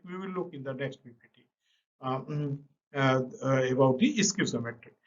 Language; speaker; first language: English; non-native, local second language; Hindi